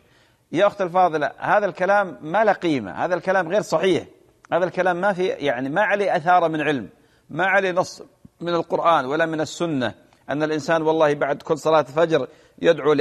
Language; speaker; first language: Arabic; native; Arabic